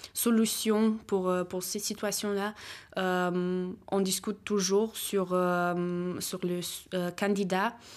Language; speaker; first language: French; non-native, fluent; Romanian